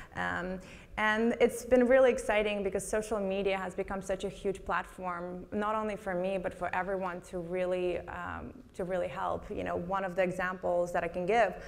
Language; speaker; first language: English; non-native, fluent; Russian